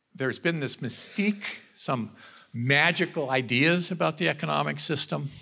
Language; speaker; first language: English; native; English